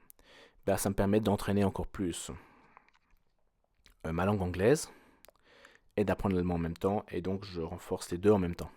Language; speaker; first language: French; native; French